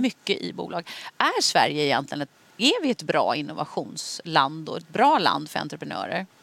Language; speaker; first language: Swedish; native; Swedish